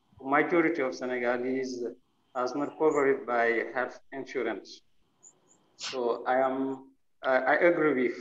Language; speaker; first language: English; non-native, learner; French